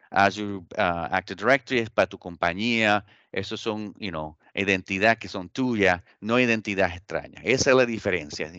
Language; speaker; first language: Spanish; early bilingual, heritage; Spanish